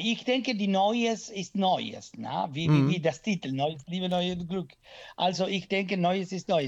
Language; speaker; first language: German; non-native, learner; Italian